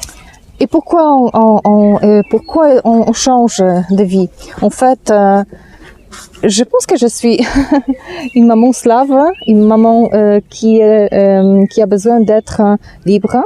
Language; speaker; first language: French; non-native, fluent; Polish